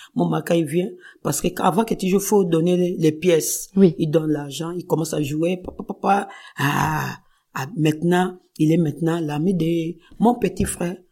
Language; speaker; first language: French; non-native, local second language; Kongo